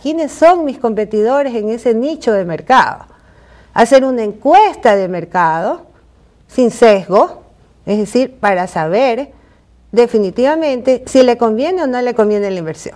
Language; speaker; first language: Spanish; native; Spanish